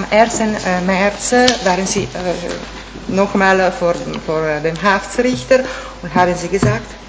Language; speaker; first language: German; non-native, fluent; Italian